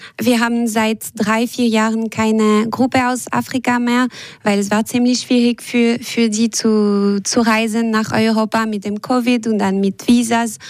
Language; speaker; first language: German; non-native, local second language; French